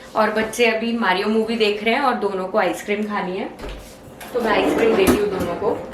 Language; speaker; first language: Hindi; native; Hindi